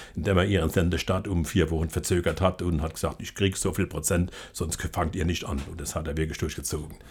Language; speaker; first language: German; native; German